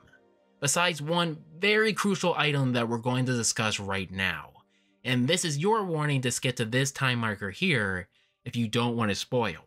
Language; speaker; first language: English; native; English